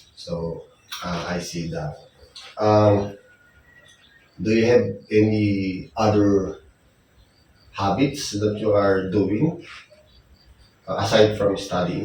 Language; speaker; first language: English; non-native, local second language; Filipino